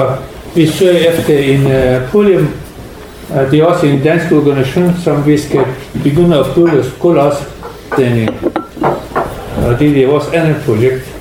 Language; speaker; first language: Danish; non-native, learner; Persian